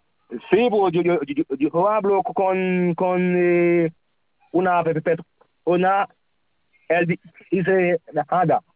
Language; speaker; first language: Spanish; non-native, learner; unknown